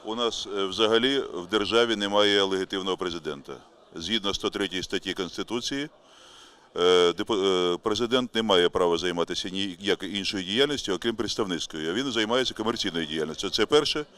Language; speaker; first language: Ukrainian; native; Ukrainian